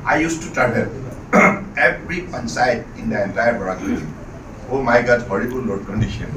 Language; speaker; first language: English; non-native, local second language; Assamese